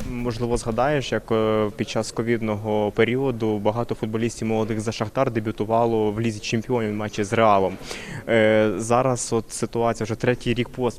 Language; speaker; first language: Ukrainian; native; Ukrainian